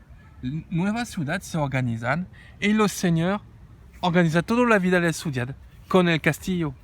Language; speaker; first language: Spanish; non-native, learner; French